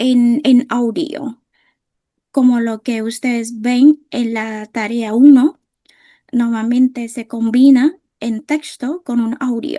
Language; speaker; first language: Spanish; non-native, fluent; Vietnamese